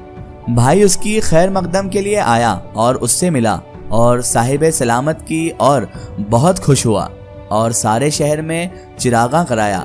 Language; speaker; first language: Hindi; native; Hindi